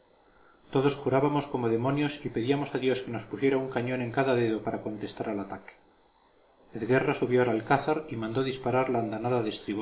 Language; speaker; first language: Spanish; native; Spanish